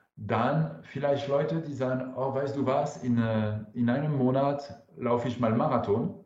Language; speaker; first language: German; non-native, fluent; French